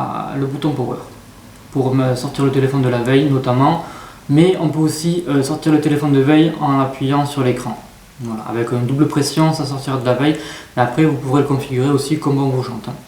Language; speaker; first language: French; native; French